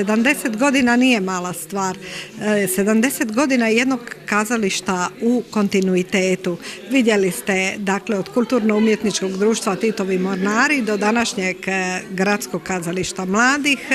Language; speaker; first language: Croatian; native; Croatian